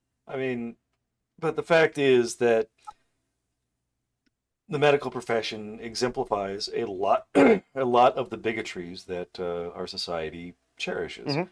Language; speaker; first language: English; native; English